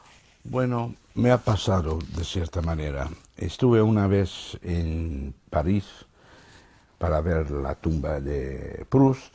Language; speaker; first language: Spanish; non-native, fluent; Dutch